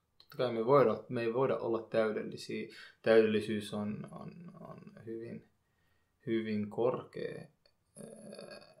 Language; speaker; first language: Finnish; early bilingual, other home language; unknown